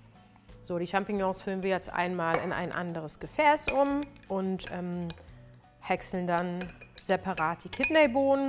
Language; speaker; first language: German; native; German